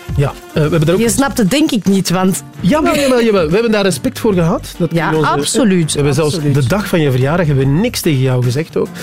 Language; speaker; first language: Dutch; native; Dutch